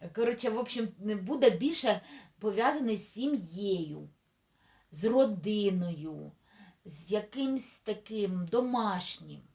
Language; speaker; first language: Ukrainian; non-native, local second language; Russian